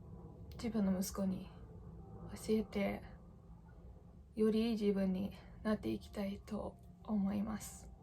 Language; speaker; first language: Japanese; non-native, fluent; English